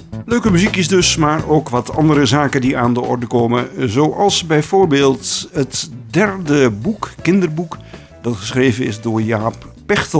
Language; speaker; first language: Dutch; native; Dutch